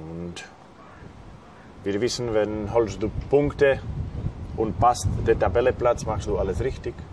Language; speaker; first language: German; non-native, fluent; Slovak